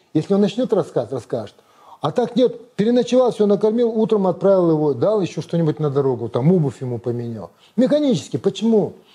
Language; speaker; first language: Russian; non-native, local second language; Kazakh